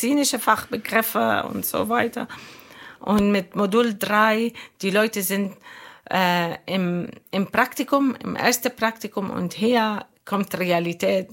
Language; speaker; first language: German; non-native, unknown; Arabic